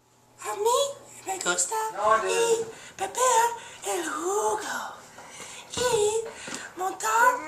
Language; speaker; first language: Spanish; non-native, learner; English